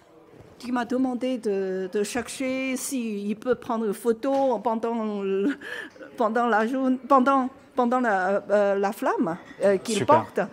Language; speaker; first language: French; non-native, learner; Chinese